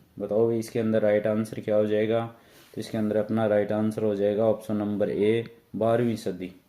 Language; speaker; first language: Hindi; native; Hindi